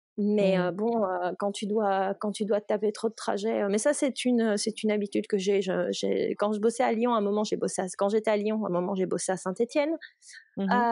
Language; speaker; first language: French; native; French